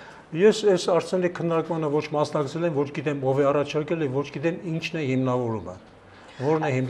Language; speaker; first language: Armenian; native; Armenian